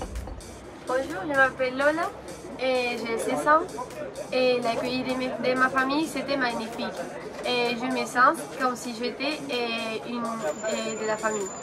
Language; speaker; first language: French; non-native, learner; Spanish